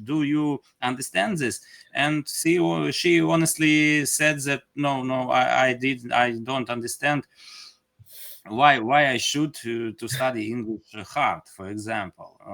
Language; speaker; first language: English; non-native, fluent; Ukrainian